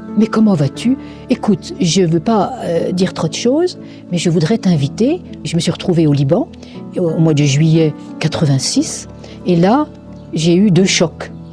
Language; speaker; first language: French; native; French